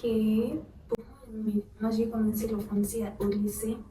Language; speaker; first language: French; non-native, fluent; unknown